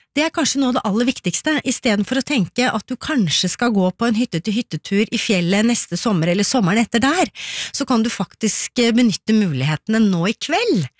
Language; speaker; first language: Norwegian; native; Norwegian